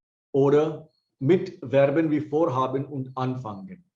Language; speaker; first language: German; non-native, fluent; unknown